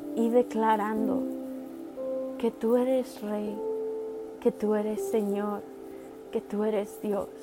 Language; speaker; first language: Spanish; early bilingual, heritage; Spanish